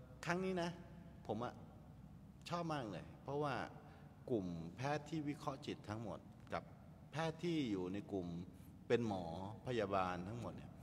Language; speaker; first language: Thai; native; Thai